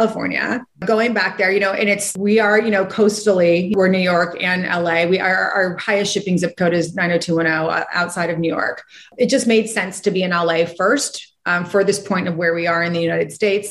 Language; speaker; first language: English; native; English